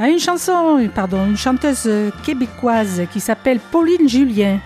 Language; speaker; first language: French; native; French